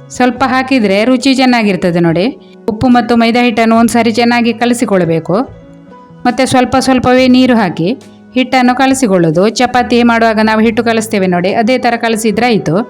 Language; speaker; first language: Kannada; non-native, local second language; Konkani